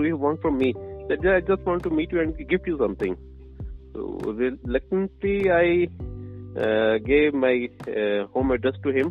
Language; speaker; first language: English; non-native, local second language; Punjabi